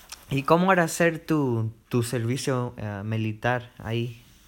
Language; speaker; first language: Spanish; early bilingual, heritage; Spanish